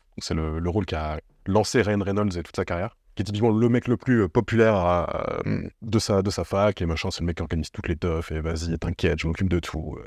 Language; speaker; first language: French; native; French